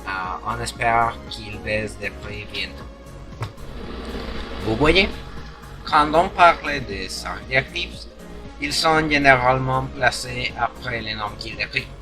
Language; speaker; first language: French; non-native, learner; Spanish